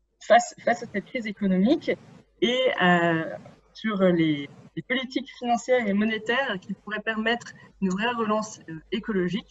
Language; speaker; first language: French; native; French